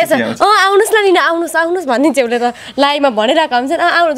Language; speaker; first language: Nepali; native; Nepali